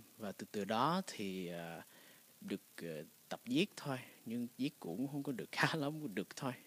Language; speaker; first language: Vietnamese; early bilingual, heritage; Vietnamese